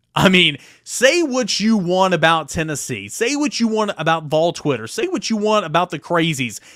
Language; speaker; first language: English; native; English